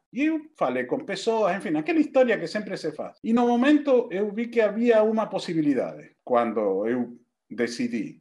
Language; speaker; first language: Spanish; native; Spanish